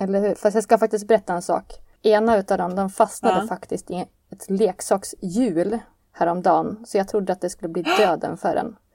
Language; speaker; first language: Swedish; native; Swedish